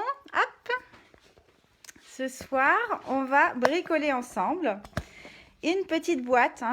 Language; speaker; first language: French; native; French